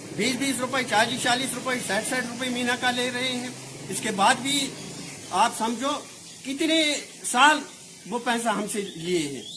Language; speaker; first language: Urdu; non-native, local second language; Kashmiri